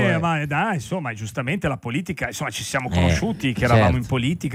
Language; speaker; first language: Italian; native; Italian